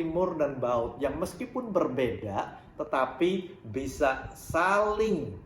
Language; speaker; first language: Indonesian; native; Indonesian